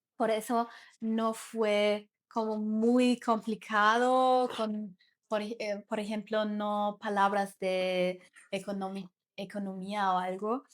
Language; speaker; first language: Spanish; non-native, learner; German